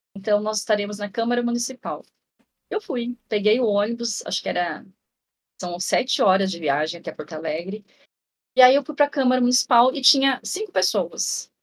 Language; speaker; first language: Portuguese; native; Portuguese